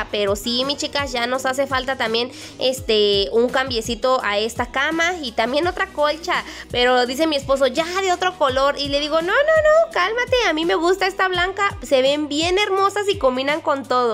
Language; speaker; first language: Spanish; native; Spanish